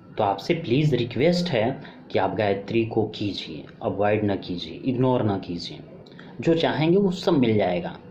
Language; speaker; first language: Hindi; non-native, local second language; Bhojpuri